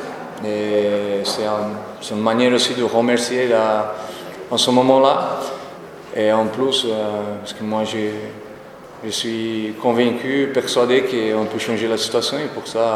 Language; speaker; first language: French; non-native, fluent; Portuguese